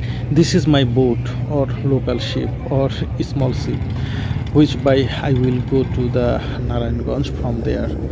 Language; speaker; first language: English; non-native, local second language; Bangla